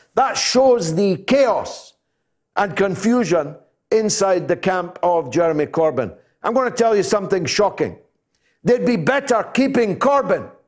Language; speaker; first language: English; native; English